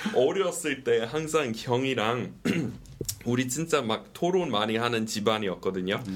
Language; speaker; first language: Korean; non-native, fluent; English